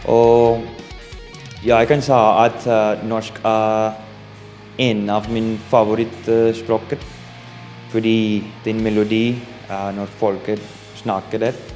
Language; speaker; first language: Norwegian; non-native, learner; Spanish